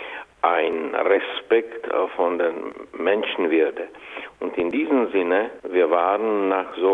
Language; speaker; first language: German; non-native, fluent; Czech